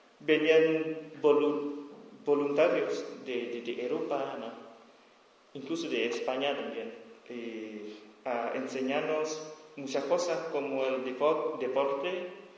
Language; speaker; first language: Spanish; non-native, learner; S'gaw Karen